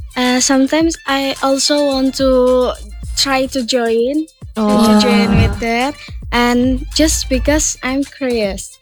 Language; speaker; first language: English; non-native, learner; Indonesian